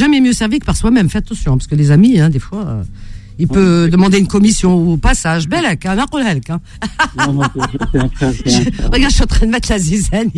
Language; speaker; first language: French; native; French